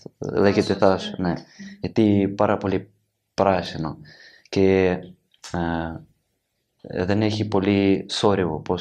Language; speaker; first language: Greek; non-native, learner; Ukrainian